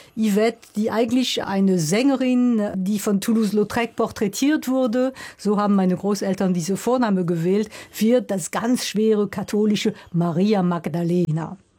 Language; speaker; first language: German; non-native, local second language; Swiss German